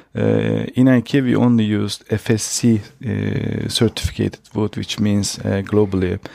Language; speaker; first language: English; non-native, fluent; Turkish